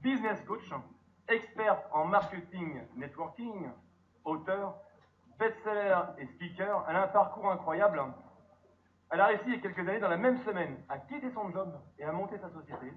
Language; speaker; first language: French; native; French